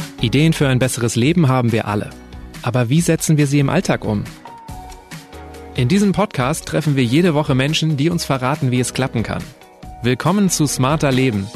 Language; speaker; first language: German; native; German